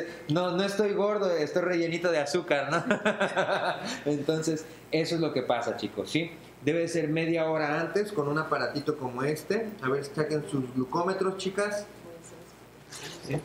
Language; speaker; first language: Spanish; native; Spanish